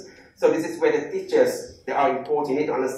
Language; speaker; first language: English; non-native, local second language; Malay